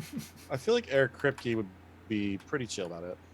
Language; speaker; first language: English; native; English